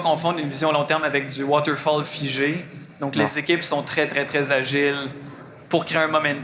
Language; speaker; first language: French; native; French